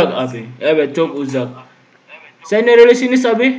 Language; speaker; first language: Turkish; non-native, learner; Indonesian